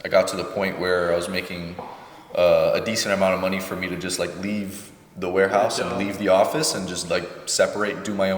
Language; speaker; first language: English; native; English